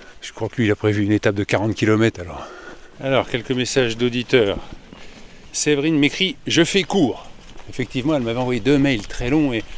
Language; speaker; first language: French; native; French